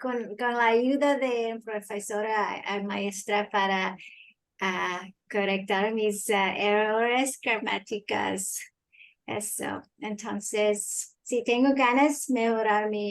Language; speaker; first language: Spanish; non-native, learner; English